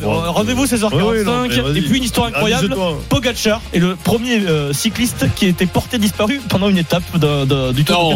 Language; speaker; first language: French; native; French